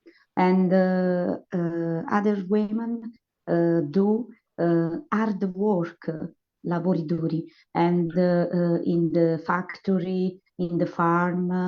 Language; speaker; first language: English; non-native, learner; Italian